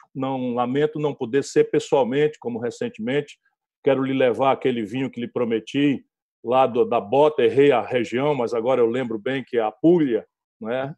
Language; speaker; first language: Portuguese; native; Portuguese